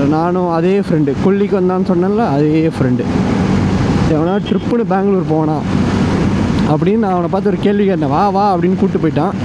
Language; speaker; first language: Tamil; non-native, local second language; Malayalam